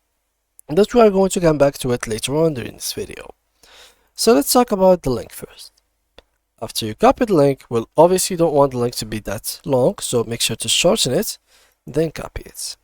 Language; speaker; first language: English; non-native, fluent; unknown